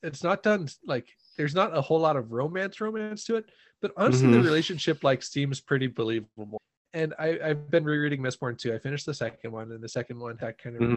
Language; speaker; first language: English; native; English